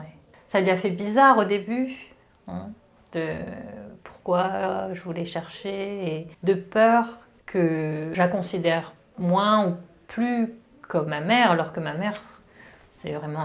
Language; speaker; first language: French; native; French